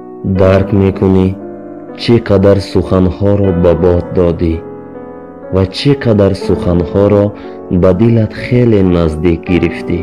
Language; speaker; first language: Persian; native; Persian